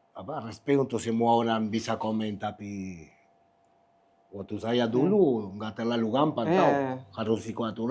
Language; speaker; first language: Indonesian; non-native, fluent; Spanish